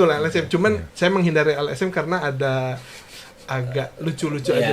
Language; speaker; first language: Indonesian; native; Indonesian